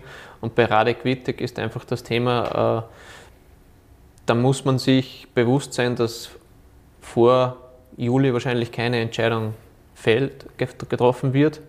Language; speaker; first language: German; native; German